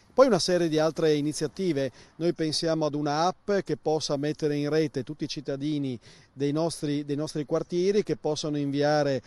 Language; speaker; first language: Italian; native; Italian